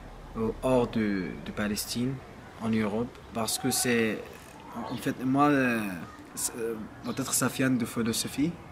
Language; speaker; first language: French; non-native, learner; Arabic